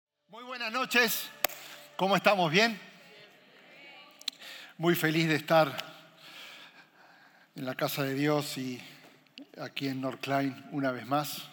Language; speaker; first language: Spanish; native; Spanish